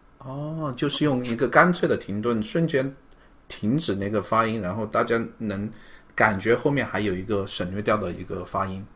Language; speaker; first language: Chinese; native; Chinese